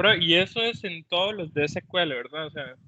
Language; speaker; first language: Spanish; native; Spanish